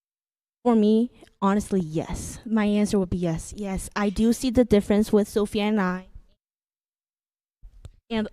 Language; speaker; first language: English; non-native, fluent; Korean